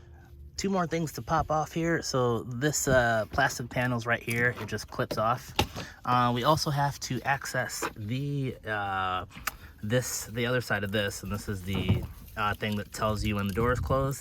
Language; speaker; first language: English; native; English